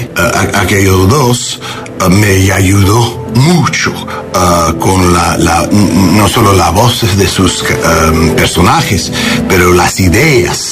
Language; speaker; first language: Spanish; non-native, learner; English